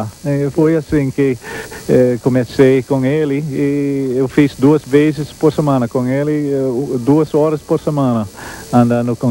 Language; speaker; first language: Portuguese; non-native, fluent; English